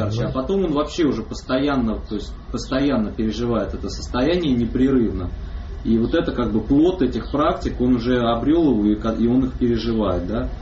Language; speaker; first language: Russian; native; Russian